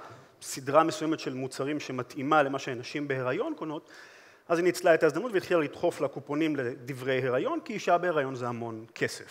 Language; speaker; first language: Hebrew; native; Hebrew